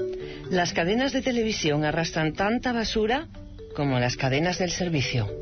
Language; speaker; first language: Spanish; native; Spanish